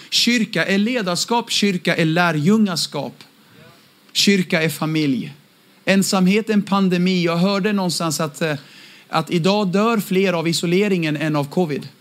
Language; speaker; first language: Swedish; early bilingual, other home language; Aramaic